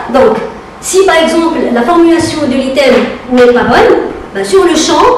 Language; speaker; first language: French; non-native, local second language; Arabic